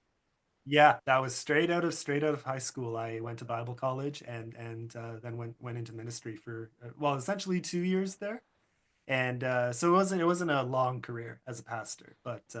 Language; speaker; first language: English; native; English